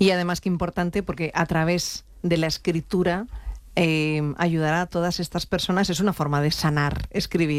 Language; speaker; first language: Spanish; native; Spanish